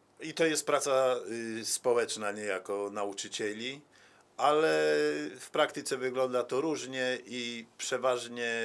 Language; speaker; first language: Polish; native; Polish